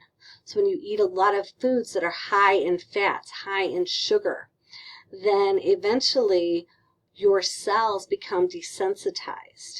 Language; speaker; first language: English; native; English